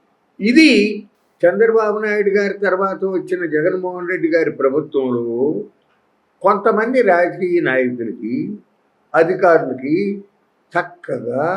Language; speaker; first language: Telugu; native; Telugu